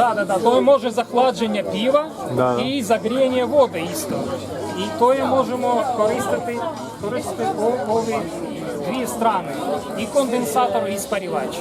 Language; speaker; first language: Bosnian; non-native, learner; Ukrainian